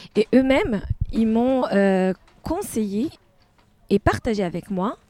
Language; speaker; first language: French; non-native, local second language; Arabic